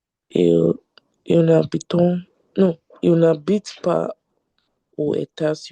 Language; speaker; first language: French; non-native, learner; English